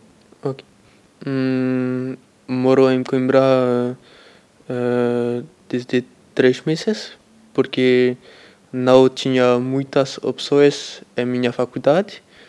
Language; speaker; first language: Portuguese; non-native, learner; French